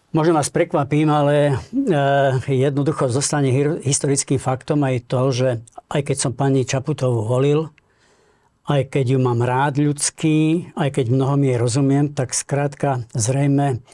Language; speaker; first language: Slovak; native; Slovak